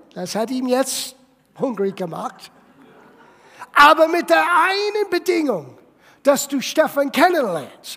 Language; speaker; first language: German; non-native, fluent; English